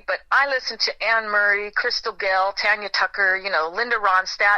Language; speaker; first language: English; native; English